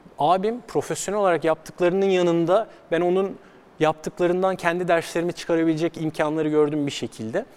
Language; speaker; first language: Turkish; native; Turkish